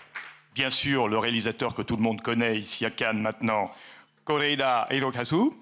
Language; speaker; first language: French; native; French